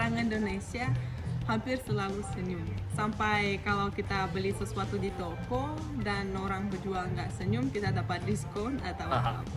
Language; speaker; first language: Indonesian; non-native, fluent; Russian